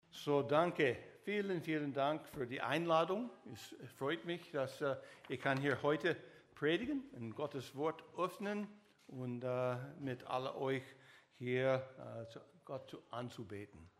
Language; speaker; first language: German; non-native, learner; English